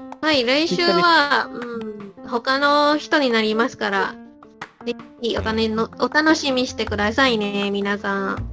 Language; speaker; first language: Japanese; non-native, learner; Malay